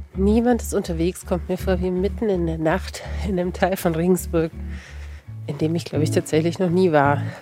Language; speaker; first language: German; native; German